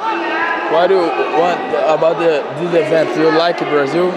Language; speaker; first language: English; non-native, learner; Portuguese